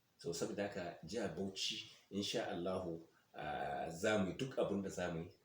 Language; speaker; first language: Hausa; non-native, local second language; Fula